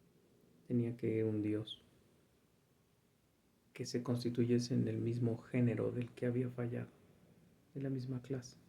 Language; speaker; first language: Spanish; native; Spanish